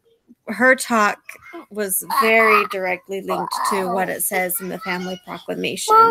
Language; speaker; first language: English; native; English